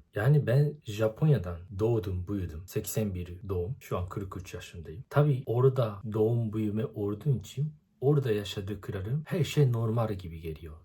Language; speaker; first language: Turkish; non-native, fluent; Japanese